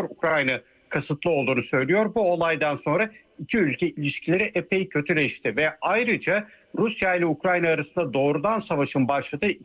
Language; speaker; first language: Turkish; native; Turkish